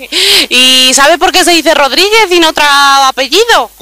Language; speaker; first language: Spanish; native; Spanish